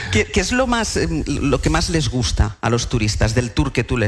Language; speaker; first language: Spanish; native; Spanish